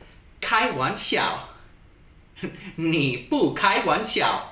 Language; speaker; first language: Chinese; non-native, learner; English